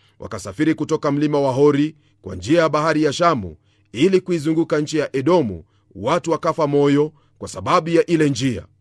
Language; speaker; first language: Swahili; non-native, local second language; Luyia